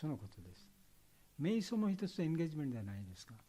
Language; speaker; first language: Japanese; non-native, learner; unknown